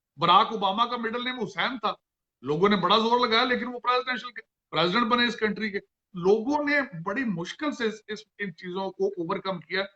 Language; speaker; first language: Urdu; non-native, local second language; Punjabi